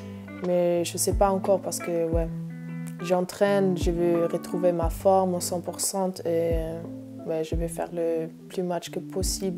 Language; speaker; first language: French; non-native, learner; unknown